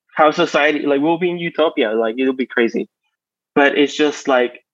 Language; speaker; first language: English; non-native, fluent; Spanish